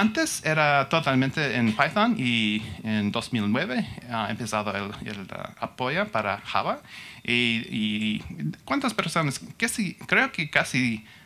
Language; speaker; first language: Spanish; non-native, learner; English